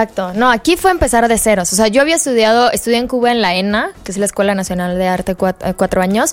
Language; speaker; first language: Spanish; native; Spanish